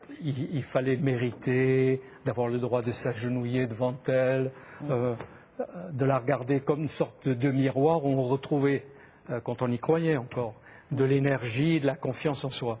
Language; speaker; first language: French; native; French